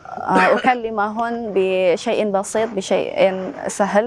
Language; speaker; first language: Arabic; non-native, fluent; Indonesian